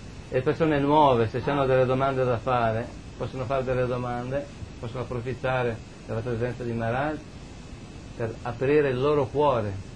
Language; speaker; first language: Italian; native; Italian